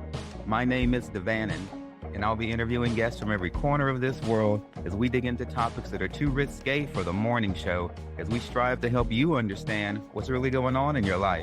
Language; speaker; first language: English; native; English